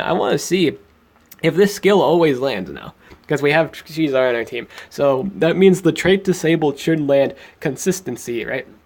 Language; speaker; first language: English; native; English